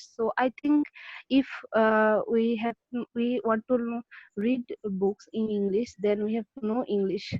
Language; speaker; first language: English; non-native, learner; Bangla